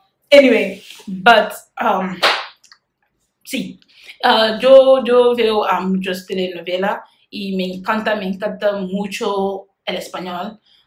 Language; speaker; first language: Spanish; non-native, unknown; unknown